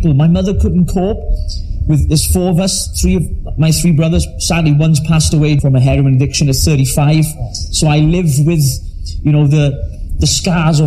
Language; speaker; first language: English; native; English